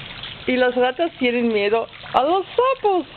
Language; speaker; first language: Spanish; non-native, fluent; English